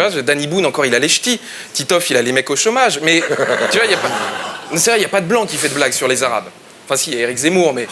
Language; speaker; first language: French; native; French